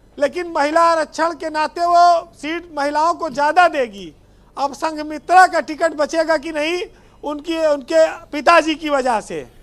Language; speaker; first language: Hindi; native; Hindi